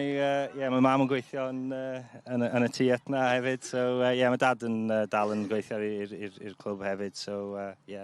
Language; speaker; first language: Welsh; non-native, local second language; English